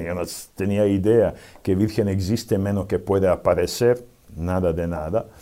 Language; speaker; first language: Spanish; non-native, fluent; Serbian